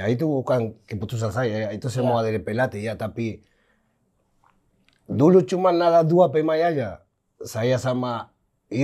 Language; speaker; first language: Indonesian; non-native, fluent; Spanish